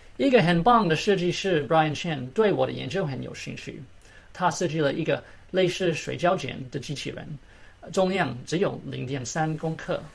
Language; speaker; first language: Chinese; early bilingual, heritage; Chinese